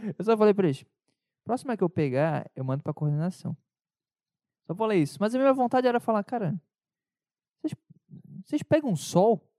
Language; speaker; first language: Portuguese; native; Portuguese